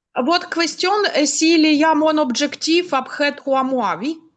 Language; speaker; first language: French; non-native, learner; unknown